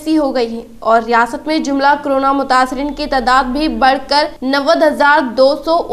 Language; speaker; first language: Urdu; native; Urdu